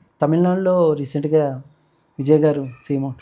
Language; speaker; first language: Telugu; native; Telugu